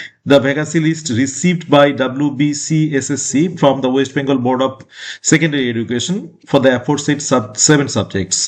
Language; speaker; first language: English; non-native, local second language; Bangla